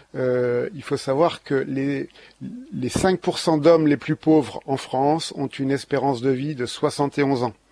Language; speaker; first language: French; native; French